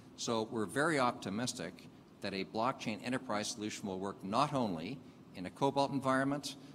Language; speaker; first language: English; native; English